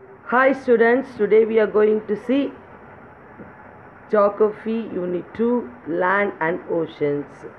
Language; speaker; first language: English; non-native, local second language; Tamil